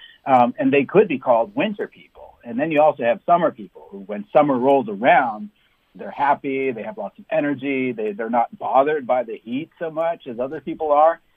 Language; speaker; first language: English; native; English